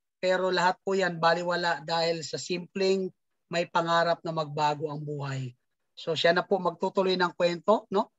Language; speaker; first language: Filipino; native; Filipino